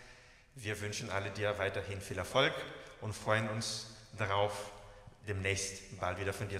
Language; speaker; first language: German; native; German